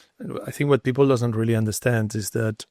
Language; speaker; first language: English; non-native, fluent; Spanish